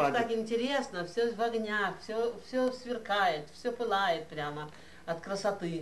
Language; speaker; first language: Russian; native; Russian